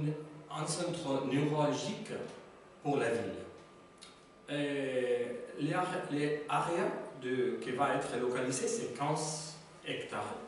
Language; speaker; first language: French; non-native, learner; Spanish